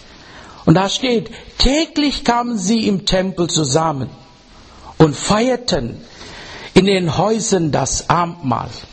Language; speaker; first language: German; non-native, fluent; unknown